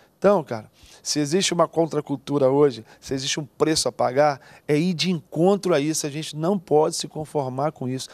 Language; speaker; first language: Portuguese; native; Portuguese